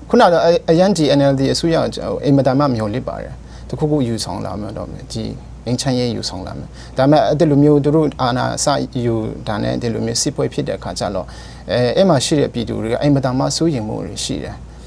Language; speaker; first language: Burmese; non-native, local second language; Kachin